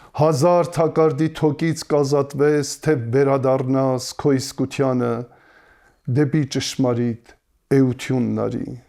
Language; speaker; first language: Armenian; native; Armenian